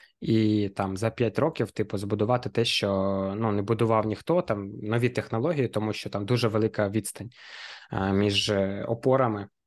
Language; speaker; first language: Ukrainian; native; Ukrainian